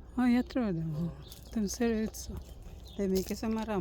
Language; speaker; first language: Swedish; non-native, fluent; Filipino